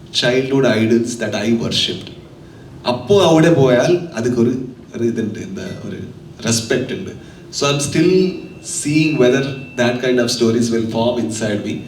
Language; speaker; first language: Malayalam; non-native, local second language; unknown